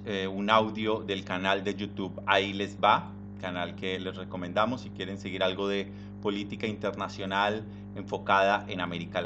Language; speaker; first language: Spanish; native; Spanish